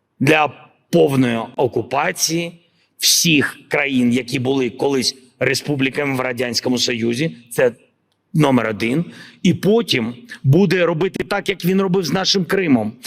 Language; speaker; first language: Ukrainian; non-native, local second language; Russian